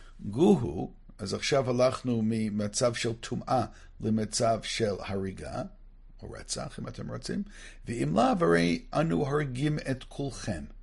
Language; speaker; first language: Hebrew; non-native, fluent; English